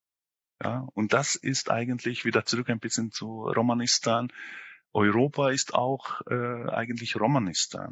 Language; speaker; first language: German; non-native, fluent; Hungarian